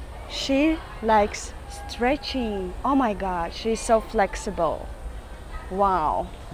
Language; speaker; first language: English; non-native, fluent; Russian